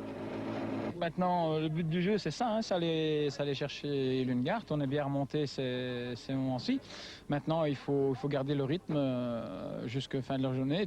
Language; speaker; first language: French; native; French